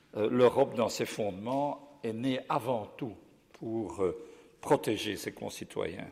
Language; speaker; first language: French; native; French